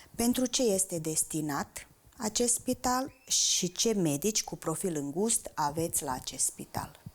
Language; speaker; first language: Romanian; native; Romanian